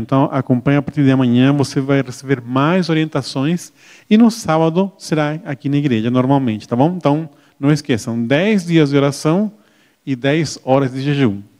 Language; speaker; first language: Portuguese; native; Portuguese